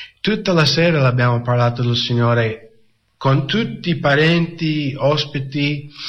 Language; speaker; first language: Italian; non-native, fluent; English